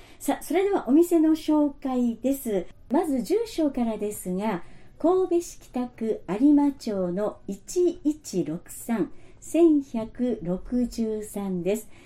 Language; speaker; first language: Japanese; native; Japanese